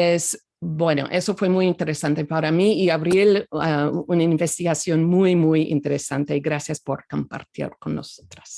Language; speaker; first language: Spanish; non-native, fluent; English